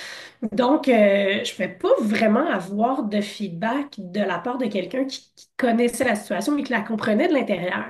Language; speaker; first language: French; non-native, fluent; English